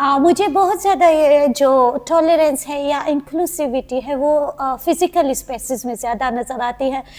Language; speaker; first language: Urdu; non-native, local second language; Hazaragi